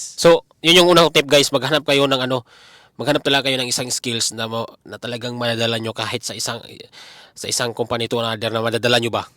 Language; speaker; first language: Filipino; non-native, local second language; Cebuano